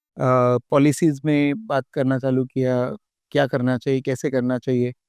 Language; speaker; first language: Hindi; native; Hindi